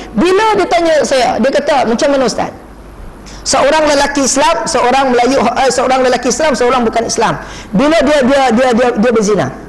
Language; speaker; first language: Malay; non-native, local second language; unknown